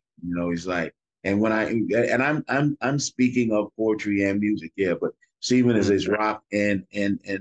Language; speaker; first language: English; native; English